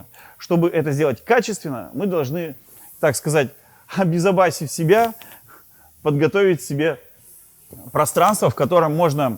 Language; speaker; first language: Russian; native; Russian